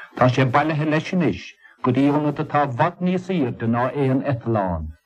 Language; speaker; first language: Irish; native; Irish